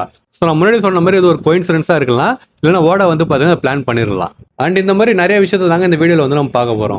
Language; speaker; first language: Tamil; native; Tamil